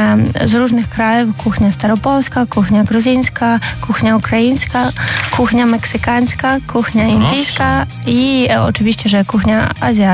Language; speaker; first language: Polish; non-native, fluent; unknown